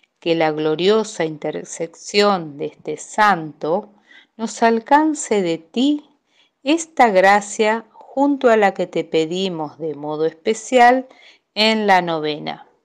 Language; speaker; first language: Spanish; native; Spanish